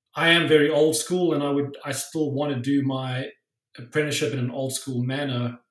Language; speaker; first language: English; native; English